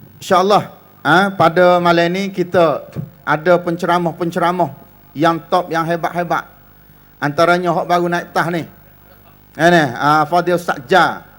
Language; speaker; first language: Malay; native; Malay